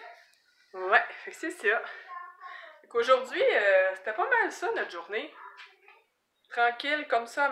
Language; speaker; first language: French; native; French